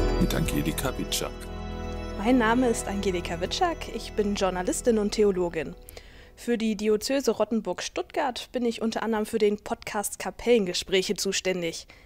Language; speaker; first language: German; native; German